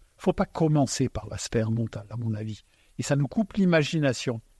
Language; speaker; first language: French; non-native, local second language; Swiss German